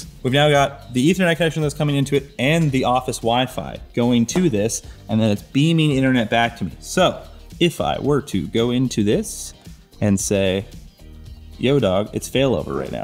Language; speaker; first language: English; native; English